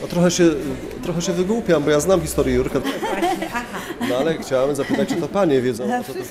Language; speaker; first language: Polish; native; Polish